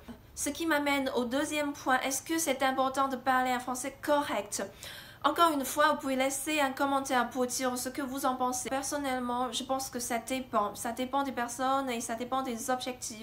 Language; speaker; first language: French; non-native, fluent; Chinese